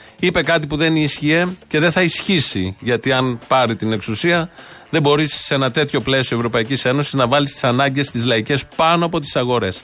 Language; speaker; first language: Greek; native; Greek